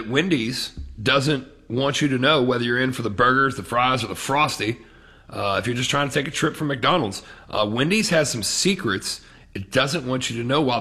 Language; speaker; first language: English; native; English